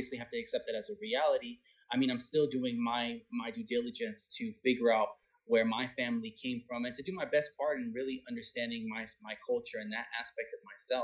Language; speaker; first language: English; native; English